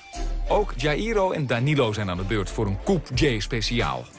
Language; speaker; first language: Dutch; native; Dutch